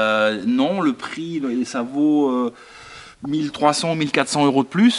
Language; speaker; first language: French; native; French